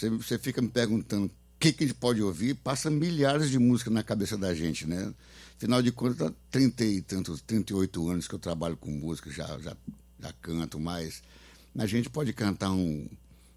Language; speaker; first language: Portuguese; native; Portuguese